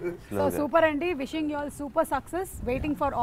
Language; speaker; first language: Telugu; native; Telugu